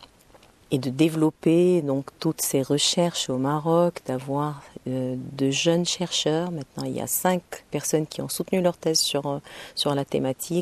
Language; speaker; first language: French; non-native, local second language; Arabic